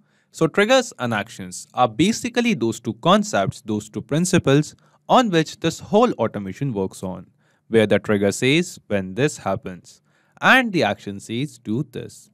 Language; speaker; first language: English; non-native, local second language; Hindi